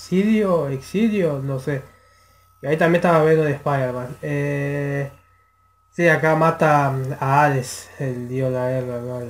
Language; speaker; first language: Spanish; native; Spanish